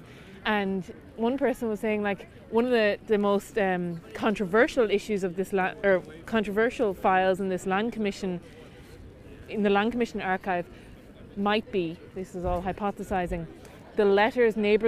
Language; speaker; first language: English; native; English